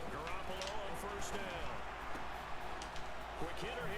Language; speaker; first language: English; native; English